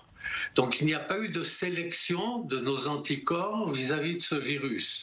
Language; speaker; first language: French; native; French